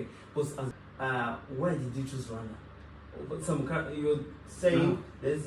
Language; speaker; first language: English; non-native, local second language; Kinyarwanda